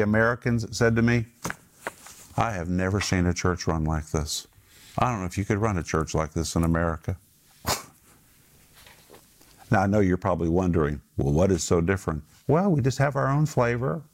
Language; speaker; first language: English; native; English